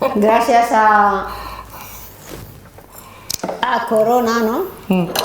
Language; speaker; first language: Spanish; non-native, learner; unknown